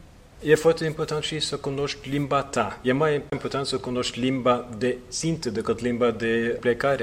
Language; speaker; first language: Romanian; non-native, fluent; Norwegian